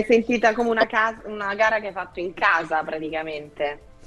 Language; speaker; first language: Italian; native; Italian